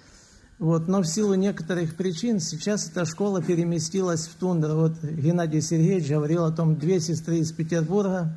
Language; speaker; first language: Russian; native; Russian